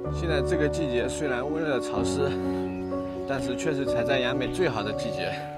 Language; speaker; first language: Chinese; native; Chinese